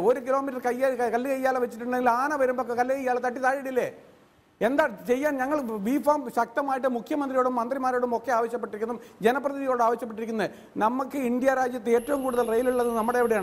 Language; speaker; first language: Malayalam; native; Malayalam